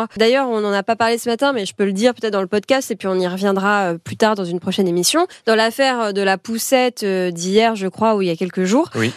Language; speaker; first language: French; native; French